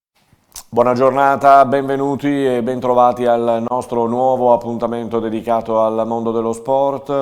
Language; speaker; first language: Italian; native; Italian